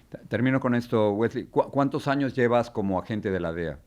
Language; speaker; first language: Spanish; native; Spanish